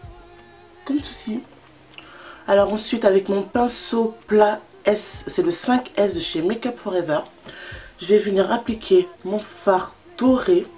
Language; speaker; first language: French; native; French